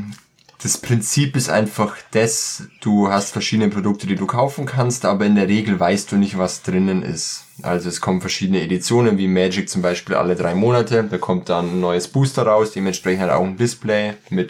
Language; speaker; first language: German; native; German